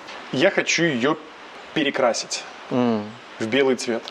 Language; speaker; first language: Russian; native; Russian